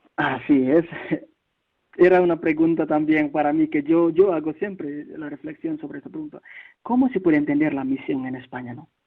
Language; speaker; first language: Spanish; non-native, fluent; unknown